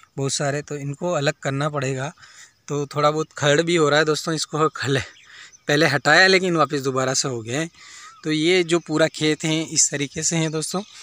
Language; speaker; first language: Hindi; native; Hindi